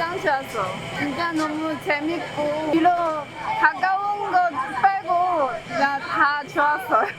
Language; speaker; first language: Korean; non-native, fluent; Chinese